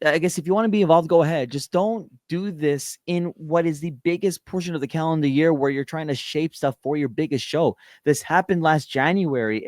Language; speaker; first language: English; native; English